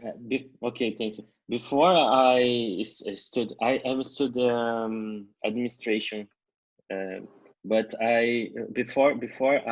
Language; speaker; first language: English; non-native, learner; Portuguese